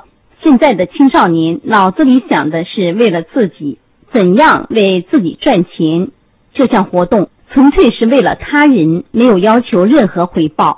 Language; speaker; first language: Chinese; native; Chinese